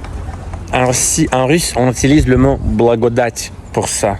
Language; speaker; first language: French; non-native, fluent; Russian